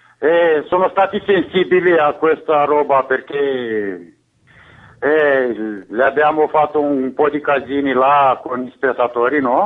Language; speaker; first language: Italian; non-native, fluent; Romanian